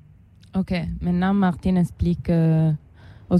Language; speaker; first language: French; non-native, learner; Italian